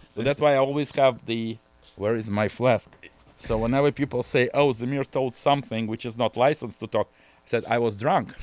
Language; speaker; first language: English; non-native, fluent; Russian